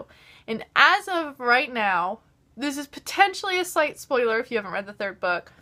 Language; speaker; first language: English; native; English